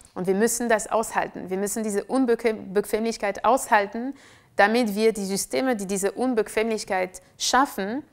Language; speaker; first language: German; non-native, fluent; French